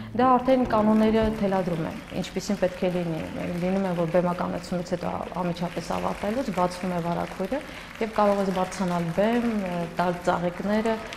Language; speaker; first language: Armenian; native; Armenian